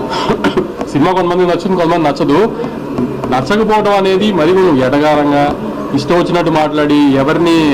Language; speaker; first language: Telugu; native; Telugu